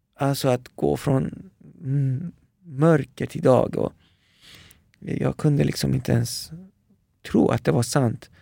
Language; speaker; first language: Swedish; early bilingual, other home language; Persian